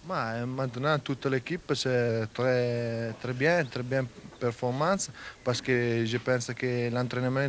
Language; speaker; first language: French; non-native, learner; Italian